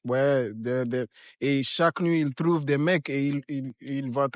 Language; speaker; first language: French; non-native, fluent; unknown